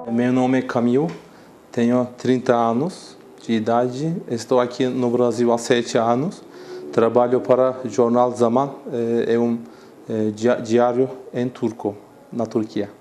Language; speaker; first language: Portuguese; non-native, fluent; Turkish